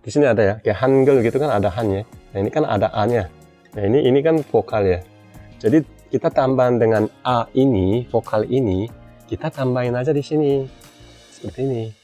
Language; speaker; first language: Indonesian; non-native, fluent; Korean